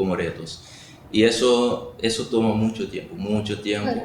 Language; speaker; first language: Spanish; non-native, local second language; Papiamento